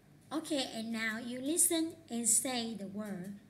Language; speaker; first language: English; non-native, learner; Vietnamese